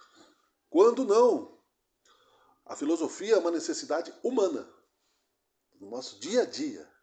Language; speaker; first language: Portuguese; native; Portuguese